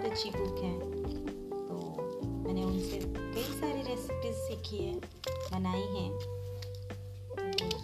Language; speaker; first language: Hindi; non-native, local second language; Assamese